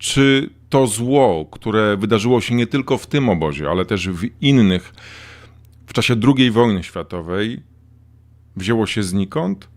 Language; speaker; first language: Polish; native; Polish